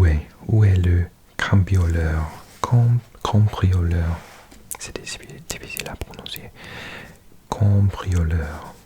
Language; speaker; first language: French; non-native, learner; English